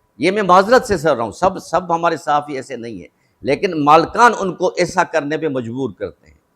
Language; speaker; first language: Urdu; non-native, local second language; Sindhi